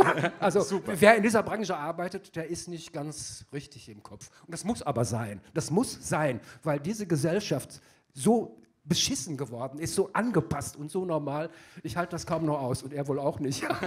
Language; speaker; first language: German; native; German